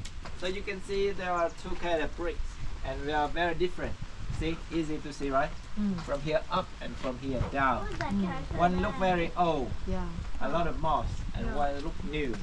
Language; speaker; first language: English; non-native, fluent; Vietnamese